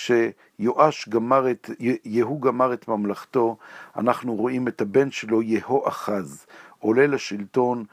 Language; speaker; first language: Hebrew; native; Hebrew